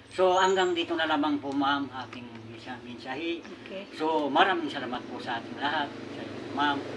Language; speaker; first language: Filipino; non-native, local second language; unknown